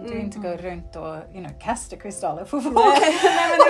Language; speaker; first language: Swedish; non-native, fluent; English